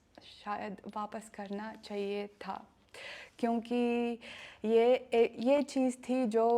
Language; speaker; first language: Hindi; non-native, learner; Russian